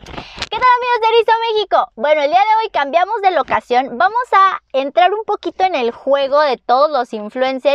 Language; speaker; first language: Spanish; native; Spanish